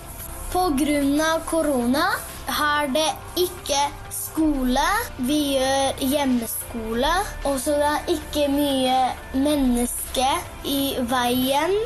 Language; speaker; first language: Norwegian; early bilingual, heritage; Japanese